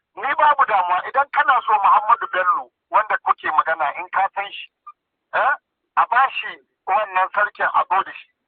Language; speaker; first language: Hausa; non-native, local second language; Fula